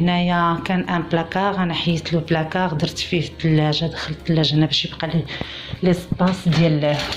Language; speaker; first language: Arabic; native; Arabic